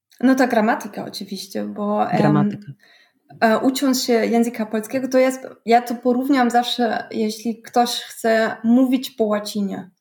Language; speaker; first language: Polish; non-native, fluent; German